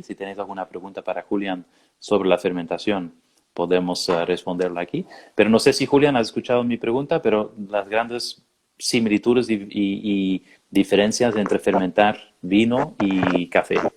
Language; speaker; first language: Spanish; non-native, fluent; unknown